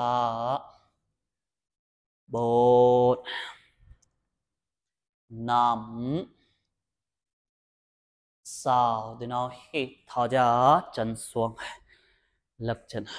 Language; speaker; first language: Vietnamese; non-native, learner; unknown